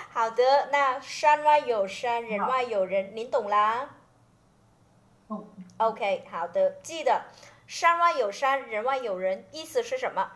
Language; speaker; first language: Chinese; non-native, fluent; Vietnamese